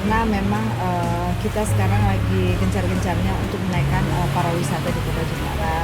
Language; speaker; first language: Indonesian; native; Indonesian